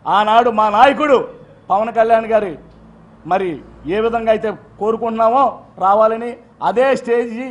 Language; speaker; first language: Telugu; native; Telugu